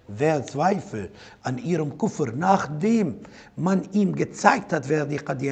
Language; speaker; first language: German; non-native, fluent; Arabic